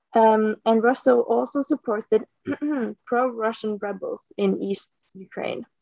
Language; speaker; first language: English; non-native, fluent; Norwegian